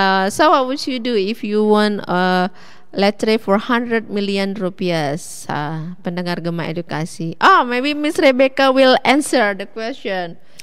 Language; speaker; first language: English; non-native, fluent; Indonesian